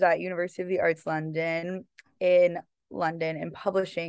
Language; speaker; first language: English; native; English